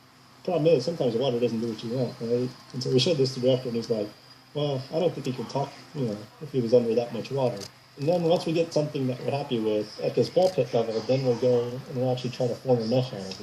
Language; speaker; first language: English; native; English